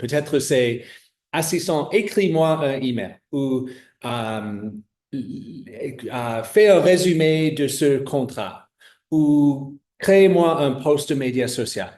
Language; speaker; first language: French; non-native, fluent; English